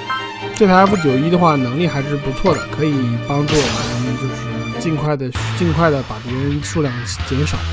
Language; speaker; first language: Chinese; native; Chinese